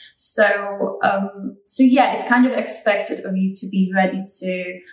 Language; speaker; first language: English; non-native, fluent; Polish